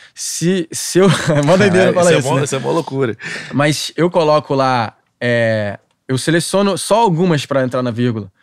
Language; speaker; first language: Portuguese; native; Portuguese